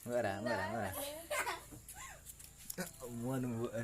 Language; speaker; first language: Indonesian; non-native, local second language; Minangkabau